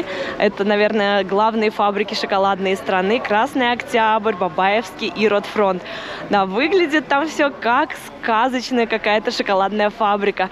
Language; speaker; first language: Russian; native; Russian